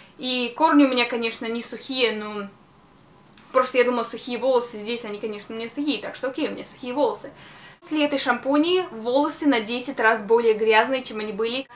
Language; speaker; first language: Russian; early bilingual, heritage; Russian